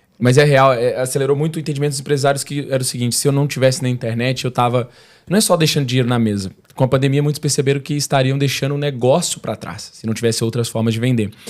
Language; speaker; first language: Portuguese; native; Portuguese